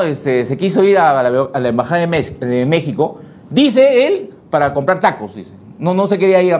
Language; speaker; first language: Spanish; native; Spanish